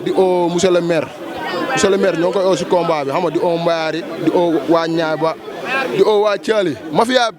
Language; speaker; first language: Wolof; native; Wolof